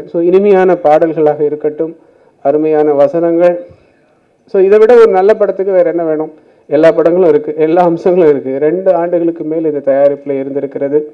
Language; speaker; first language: Tamil; native; Tamil